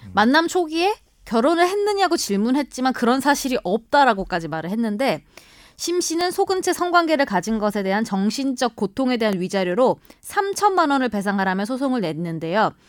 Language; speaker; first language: Korean; native; Korean